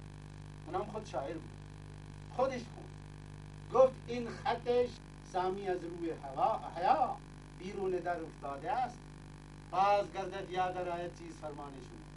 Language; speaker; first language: Persian; non-native, fluent; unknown